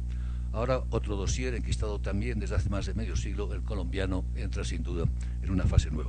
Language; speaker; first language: Spanish; native; Spanish